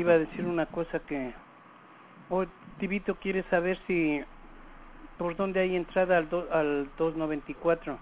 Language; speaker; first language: Spanish; native; Spanish